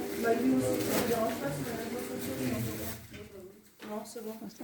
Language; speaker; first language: French; native; French